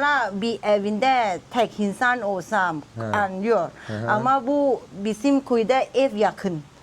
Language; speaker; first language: Turkish; non-native, learner; Thai